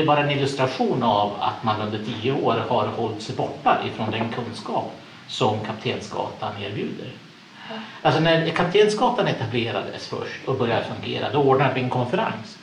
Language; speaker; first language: Swedish; native; Swedish